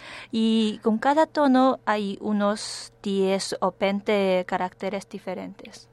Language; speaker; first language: Spanish; non-native, fluent; Chinese